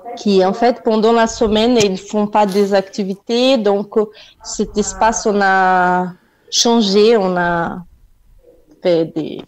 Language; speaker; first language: French; non-native, fluent; Portuguese